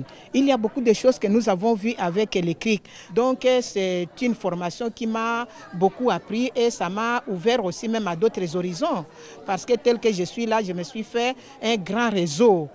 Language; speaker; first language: French; non-native, fluent; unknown